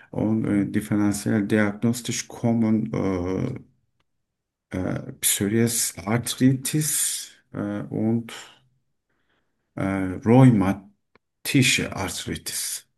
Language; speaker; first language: German; non-native, learner; Turkish